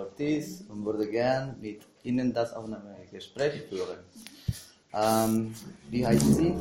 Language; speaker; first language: German; non-native, learner; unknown